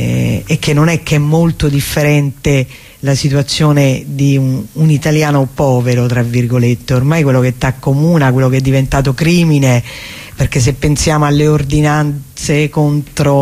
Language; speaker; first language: Italian; native; Italian